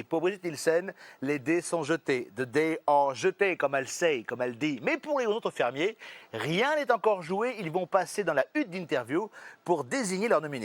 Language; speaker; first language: French; native; French